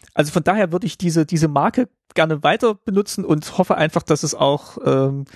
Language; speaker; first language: German; native; German